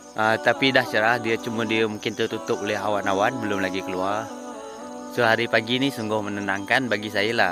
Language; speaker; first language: Malay; non-native, local second language; Iban